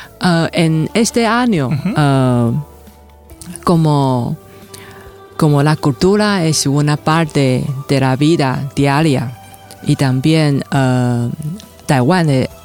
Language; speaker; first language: Spanish; non-native, fluent; Chinese